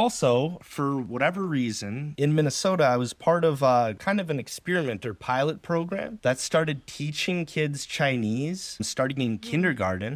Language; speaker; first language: English; native; English